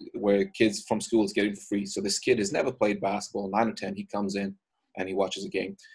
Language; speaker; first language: English; native; English